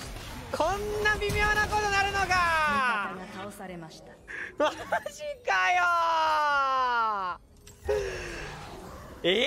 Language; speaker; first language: Japanese; native; Japanese